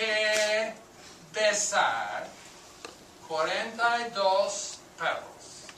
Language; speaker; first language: Spanish; non-native, fluent; English